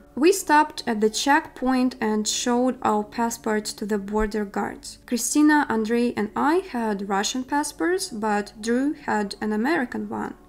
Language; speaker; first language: English; non-native, fluent; Russian